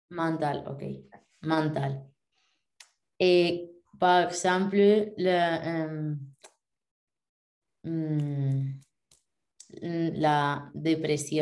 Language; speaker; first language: French; non-native, learner; Spanish